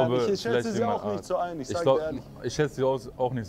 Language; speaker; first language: German; native; German